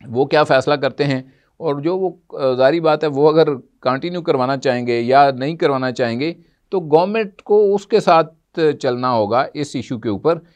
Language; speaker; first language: Urdu; non-native, local second language; Punjabi